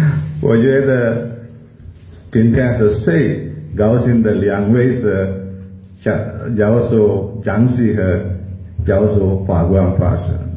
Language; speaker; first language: Chinese; non-native, fluent; Sinhala